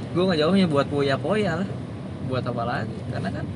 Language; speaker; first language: Indonesian; non-native, local second language; Sundanese